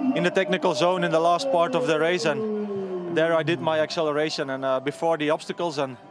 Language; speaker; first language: English; non-native, fluent; Dutch